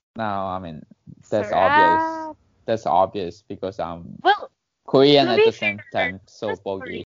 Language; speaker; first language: English; non-native, fluent; Korean